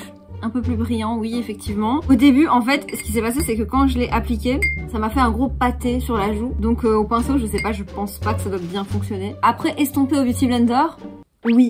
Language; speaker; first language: French; native; French